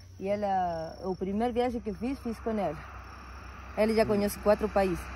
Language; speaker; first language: Portuguese; non-native, learner; Spanish